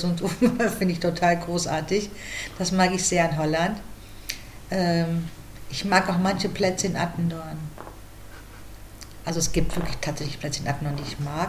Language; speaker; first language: German; native; German